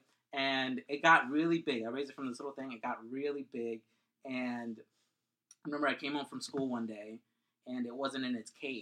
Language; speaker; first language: English; early bilingual, other home language; Spanish